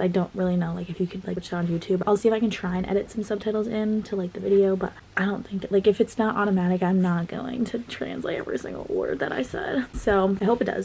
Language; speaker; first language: English; native; English